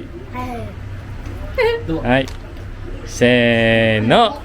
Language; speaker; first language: Japanese; non-native, learner; Filipino